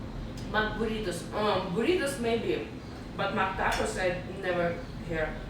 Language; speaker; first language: English; non-native, learner; Russian